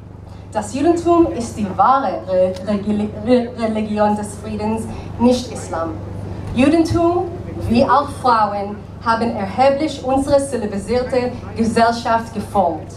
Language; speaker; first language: German; non-native, learner; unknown